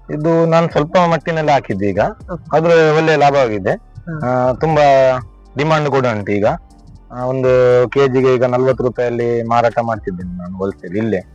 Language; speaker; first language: Kannada; native; Kannada